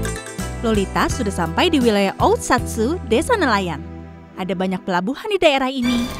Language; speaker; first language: Indonesian; native; Indonesian